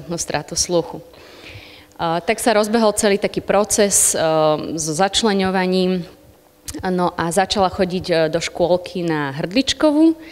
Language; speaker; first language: Slovak; native; Slovak